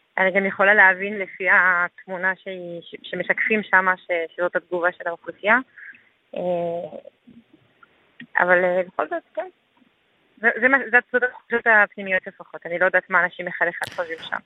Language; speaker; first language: Hebrew; non-native, fluent; French